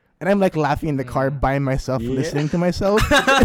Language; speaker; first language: English; non-native, local second language; Filipino